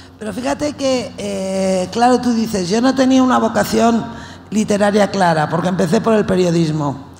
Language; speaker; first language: Spanish; native; Spanish